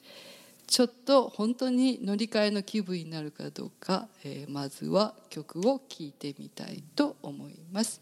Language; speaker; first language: Japanese; native; Japanese